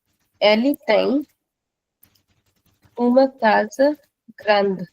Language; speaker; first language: Portuguese; non-native, fluent; Hindi